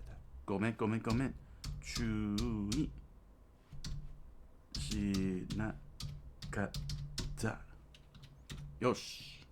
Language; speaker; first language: Japanese; non-native, learner; English